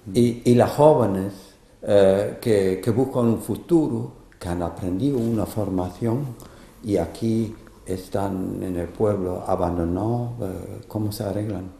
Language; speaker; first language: Spanish; non-native, fluent; German